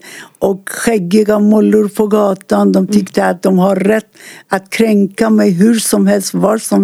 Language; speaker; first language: Swedish; non-native, fluent; Persian